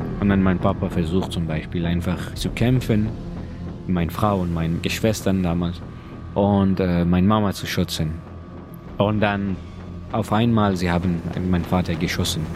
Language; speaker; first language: German; non-native, learner; Persian